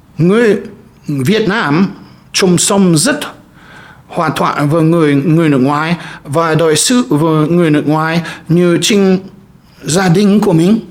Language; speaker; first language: Vietnamese; non-native, fluent; German